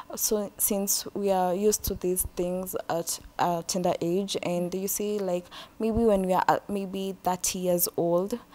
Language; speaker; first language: English; non-native, local second language; Swahili